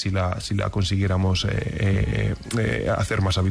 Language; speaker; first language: Spanish; native; Spanish